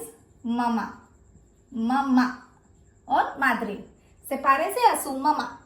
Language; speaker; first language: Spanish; non-native, fluent; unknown